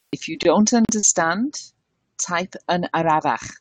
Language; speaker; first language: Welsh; non-native, learner; English